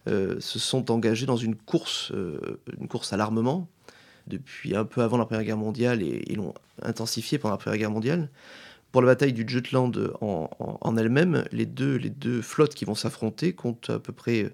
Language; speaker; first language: French; native; French